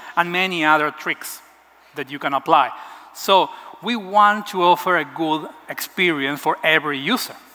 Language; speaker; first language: English; non-native, fluent; Spanish